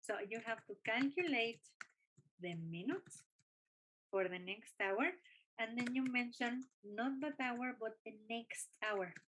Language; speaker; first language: English; non-native, fluent; Spanish